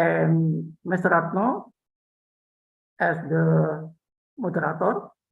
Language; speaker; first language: English; non-native, local second language; Indonesian